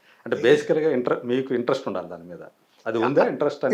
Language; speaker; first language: Telugu; native; Telugu